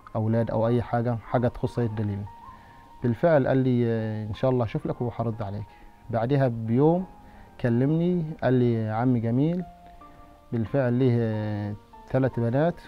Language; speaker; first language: Egyptian Arabic; non-native, local second language; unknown